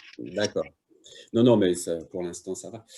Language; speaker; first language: French; native; French